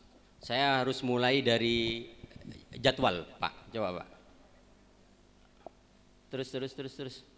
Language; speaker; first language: Indonesian; non-native, local second language; Javanese